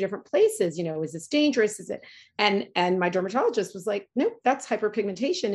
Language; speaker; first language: English; native; English